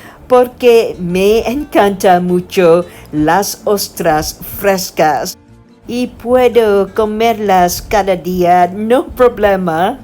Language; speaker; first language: Spanish; non-native, learner; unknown